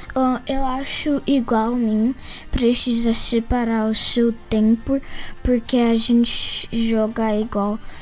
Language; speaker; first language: Portuguese; early bilingual, heritage; Portuguese